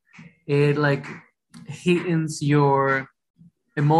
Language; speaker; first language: English; early bilingual, other home language; Spanish